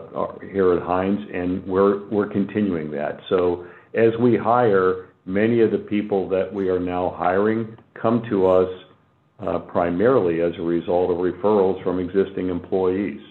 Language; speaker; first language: English; native; English